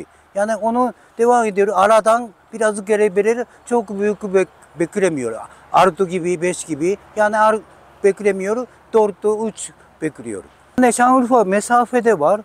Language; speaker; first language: Turkish; non-native, learner; Japanese